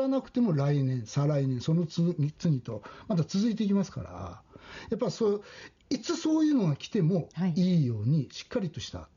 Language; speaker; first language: Japanese; native; Japanese